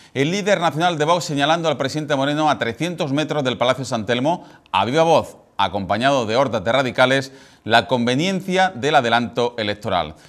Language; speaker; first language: Spanish; native; Spanish